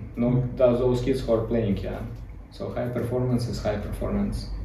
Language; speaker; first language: English; non-native, learner; Ukrainian